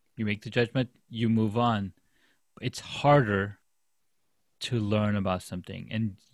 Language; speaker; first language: English; non-native, fluent; Urdu